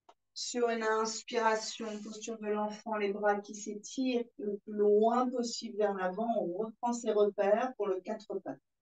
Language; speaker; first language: French; native; French